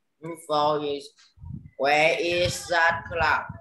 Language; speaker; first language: English; non-native, learner; Vietnamese